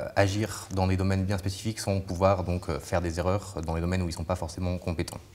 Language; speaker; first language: French; native; French